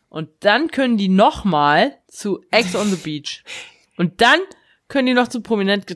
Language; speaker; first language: German; native; German